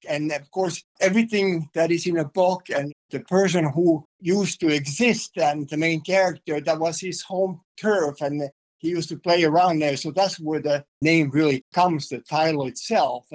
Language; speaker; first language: English; non-native, fluent; Finnish